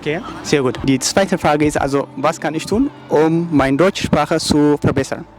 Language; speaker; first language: German; non-native, learner; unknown